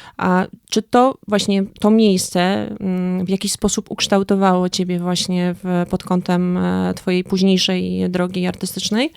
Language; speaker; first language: Polish; native; Polish